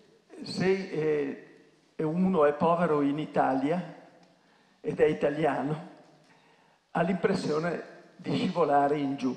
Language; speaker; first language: Italian; native; Italian